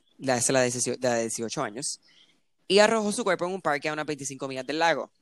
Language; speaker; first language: Spanish; early bilingual, heritage; Spanish